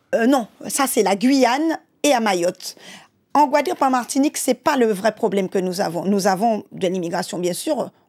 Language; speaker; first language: French; native; French